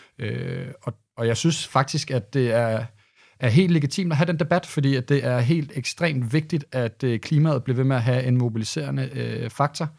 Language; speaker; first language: Danish; native; Danish